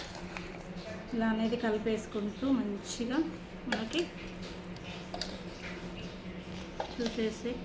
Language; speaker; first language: Telugu; native; Telugu